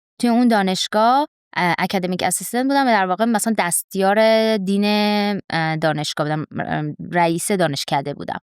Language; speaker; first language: Persian; native; Persian